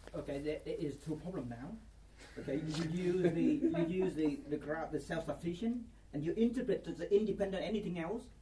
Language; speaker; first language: English; non-native, fluent; Vietnamese